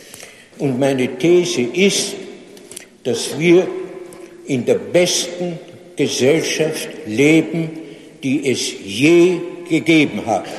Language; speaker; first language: German; non-native, fluent; English